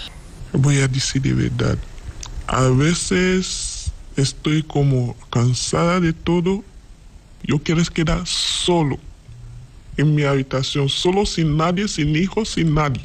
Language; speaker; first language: Spanish; non-native, learner; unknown